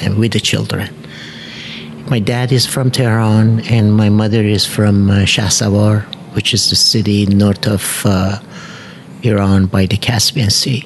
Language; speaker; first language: English; non-native, fluent; Persian